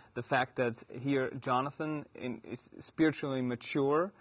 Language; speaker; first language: English; non-native, fluent; German